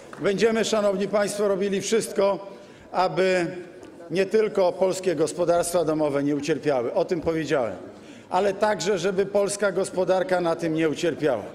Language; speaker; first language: Polish; native; Polish